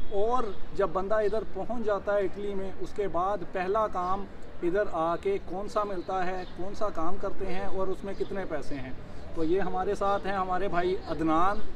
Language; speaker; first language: Urdu; non-native, local second language; Punjabi